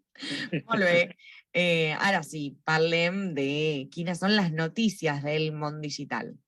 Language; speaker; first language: Catalan; non-native, local second language; Spanish